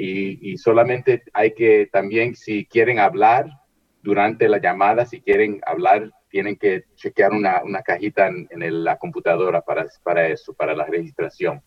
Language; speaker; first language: Spanish; early bilingual, heritage; Spanish